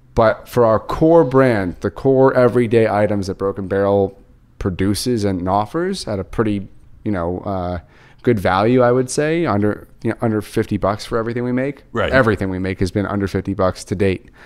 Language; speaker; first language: English; native; English